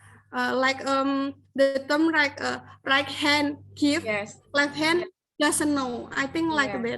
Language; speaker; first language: English; non-native, learner; Indonesian